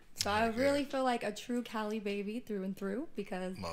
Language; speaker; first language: English; native; English